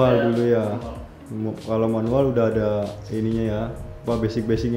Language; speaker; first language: Indonesian; native; Indonesian